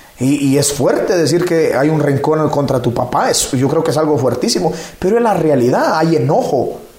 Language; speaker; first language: Spanish; native; Spanish